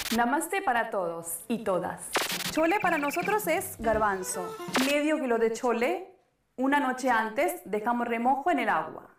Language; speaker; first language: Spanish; non-native, fluent; Hindi